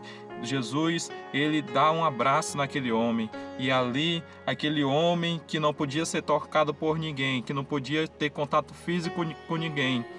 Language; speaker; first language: Portuguese; native; Portuguese